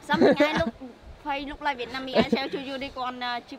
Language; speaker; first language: English; non-native, learner; Vietnamese